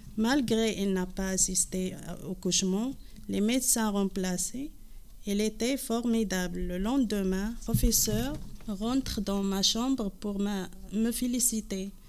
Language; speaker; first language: French; non-native, local second language; Arabic